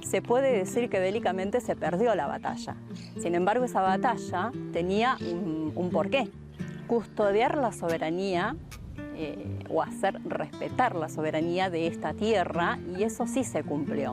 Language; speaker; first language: Spanish; native; Spanish